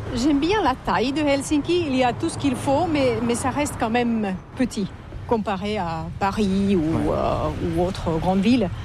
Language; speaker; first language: French; non-native, fluent; Finnish